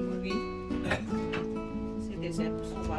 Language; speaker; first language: French; non-native, local second language; Malagasy